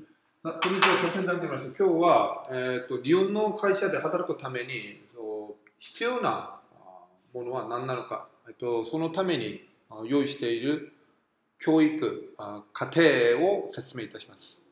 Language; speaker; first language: Japanese; non-native, fluent; Korean